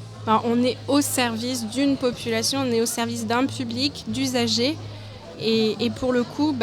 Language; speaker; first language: French; native; French